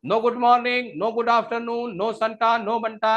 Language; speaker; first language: Hindi; non-native, local second language; Marathi